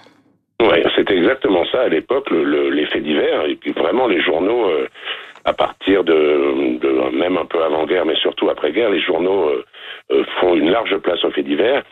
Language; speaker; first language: French; native; French